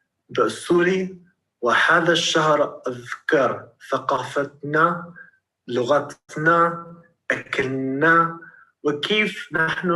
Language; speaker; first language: Arabic; non-native, learner; English